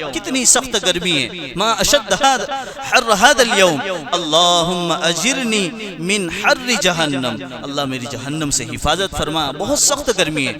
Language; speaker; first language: Urdu; non-native, local second language; Gujarati